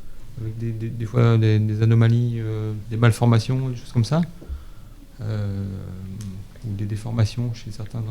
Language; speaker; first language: French; native; French